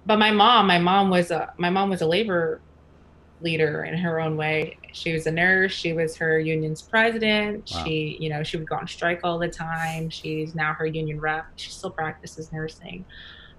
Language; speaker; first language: English; native; English